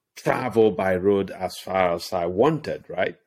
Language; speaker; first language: English; non-native, local second language; Igbo